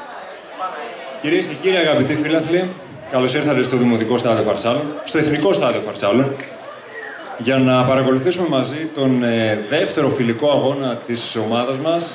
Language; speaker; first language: Greek; native; Greek